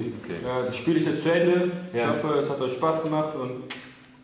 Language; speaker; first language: German; early bilingual, other home language; Arabic